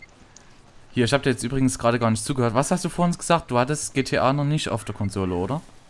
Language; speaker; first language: German; native; German